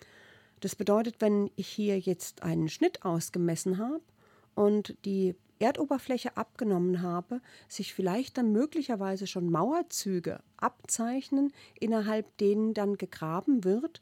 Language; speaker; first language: German; native; German